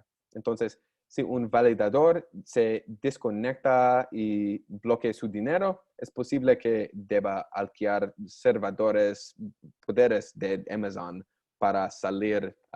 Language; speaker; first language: Spanish; non-native, learner; English